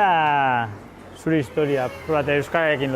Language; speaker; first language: Basque; non-native, learner; Spanish